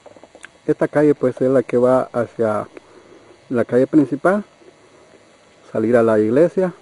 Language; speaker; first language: Spanish; native; Spanish